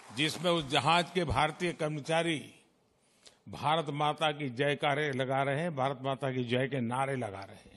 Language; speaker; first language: Hindi; non-native, local second language; Gujarati